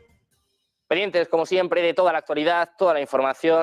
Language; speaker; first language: Spanish; native; Spanish